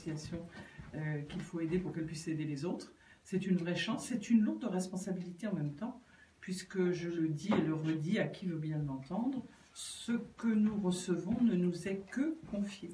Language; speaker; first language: French; native; French